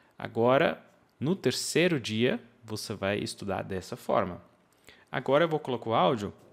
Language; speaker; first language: Portuguese; non-native, fluent; English